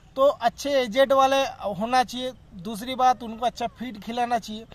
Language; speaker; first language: Hindi; non-native, local second language; Bangla